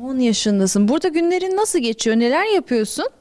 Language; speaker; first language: Turkish; native; Turkish